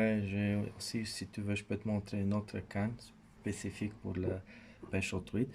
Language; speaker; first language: French; non-native, fluent; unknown